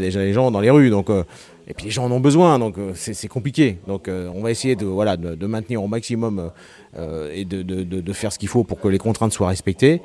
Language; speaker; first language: French; native; French